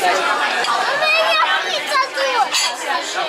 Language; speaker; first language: Russian; early bilingual, heritage; Russian